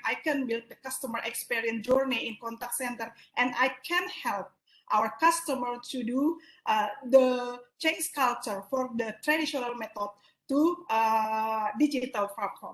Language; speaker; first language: English; non-native, learner; Indonesian